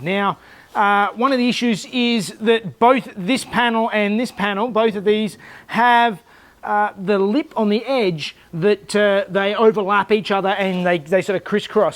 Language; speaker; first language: English; native; English